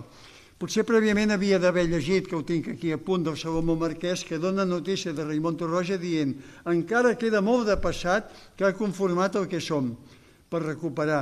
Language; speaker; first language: Catalan; native; Catalan